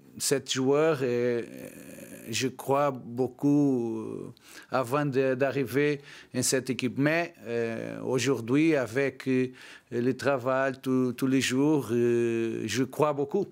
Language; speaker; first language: French; non-native, learner; Portuguese